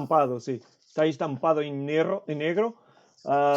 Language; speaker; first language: Spanish; non-native, fluent; Portuguese